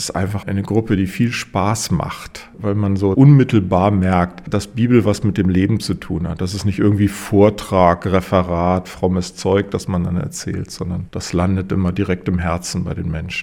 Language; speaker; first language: German; native; German